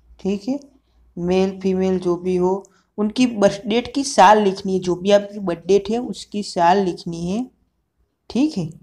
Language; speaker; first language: Hindi; non-native, local second language; Gujarati